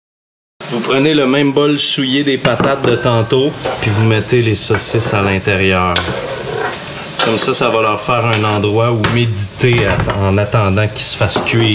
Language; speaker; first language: French; native; French